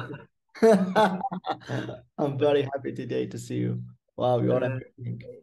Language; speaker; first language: English; non-native, fluent; Arabic